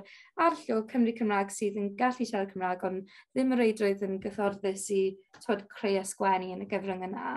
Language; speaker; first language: Welsh; non-native, local second language; English